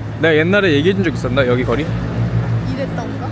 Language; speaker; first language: Korean; native; Korean